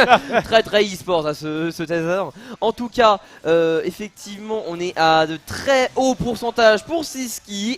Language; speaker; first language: French; native; French